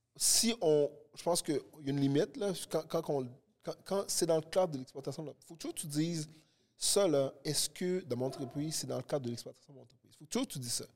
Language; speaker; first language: French; early bilingual, other home language; Haitian Creole